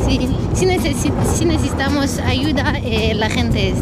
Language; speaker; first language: Spanish; non-native, learner; French